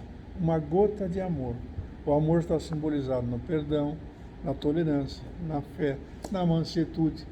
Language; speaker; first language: Portuguese; native; Portuguese